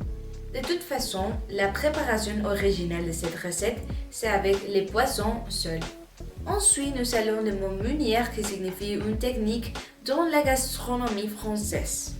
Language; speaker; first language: French; non-native, learner; Spanish